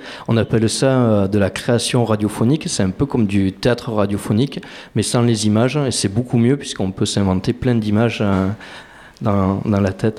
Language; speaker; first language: French; native; French